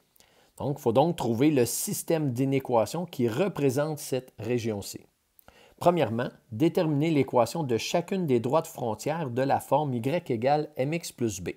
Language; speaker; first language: French; native; French